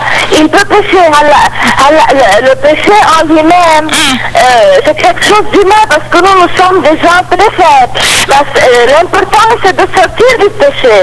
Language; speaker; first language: French; non-native, local second language; Arabic